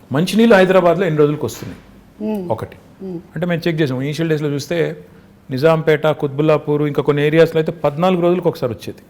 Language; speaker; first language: Telugu; native; Telugu